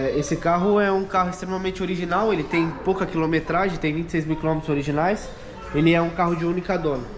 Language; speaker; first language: Portuguese; native; Portuguese